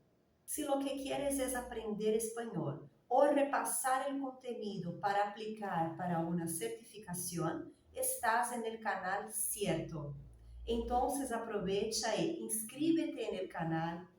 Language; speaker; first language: Spanish; non-native, fluent; Portuguese